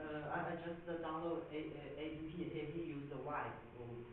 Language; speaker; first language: English; non-native, learner; Chinese